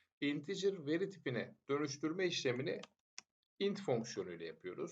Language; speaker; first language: Turkish; native; Turkish